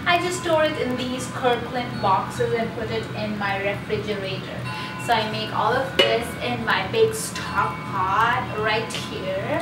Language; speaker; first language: English; non-native, local second language; Hindi